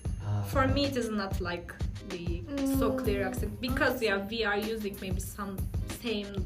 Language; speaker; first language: English; non-native, fluent; Turkish